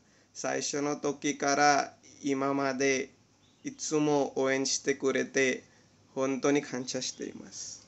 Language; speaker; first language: Japanese; non-native, learner; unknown